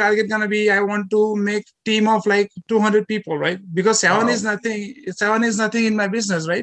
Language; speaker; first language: English; non-native, local second language; Gujarati